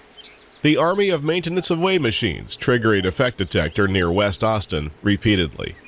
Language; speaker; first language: English; native; English